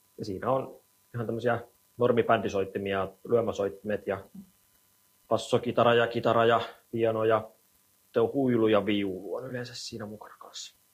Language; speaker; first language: Finnish; native; Finnish